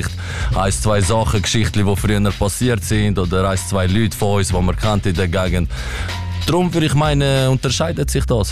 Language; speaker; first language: German; native; German